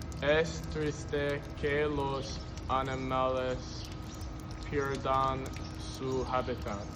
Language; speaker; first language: Spanish; non-native, learner; English